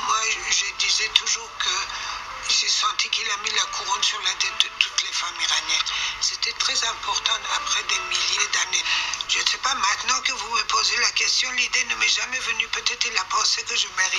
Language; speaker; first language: French; non-native, fluent; Persian